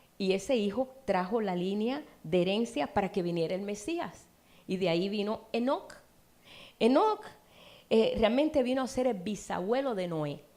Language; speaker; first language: Spanish; native; Spanish